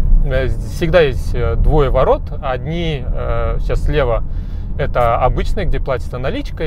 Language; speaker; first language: Russian; native; Russian